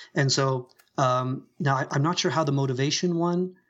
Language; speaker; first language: English; native; English